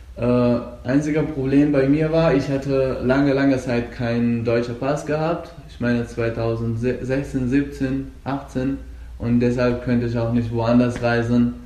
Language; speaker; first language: German; non-native, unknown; Persian